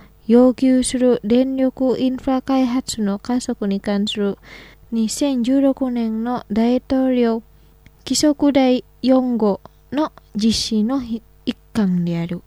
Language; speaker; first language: Japanese; non-native, fluent; Indonesian